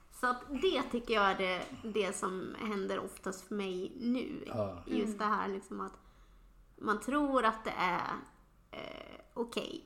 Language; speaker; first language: Swedish; native; Swedish